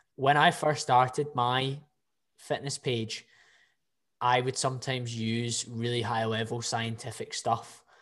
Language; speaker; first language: English; native; English